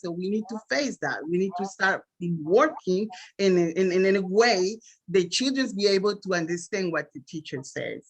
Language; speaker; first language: English; non-native, learner; Spanish